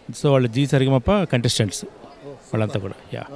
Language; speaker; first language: Telugu; native; Telugu